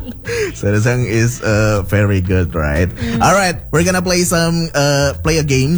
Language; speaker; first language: English; non-native, learner; Indonesian